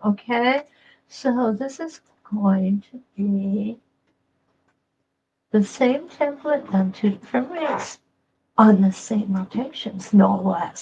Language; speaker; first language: English; native; English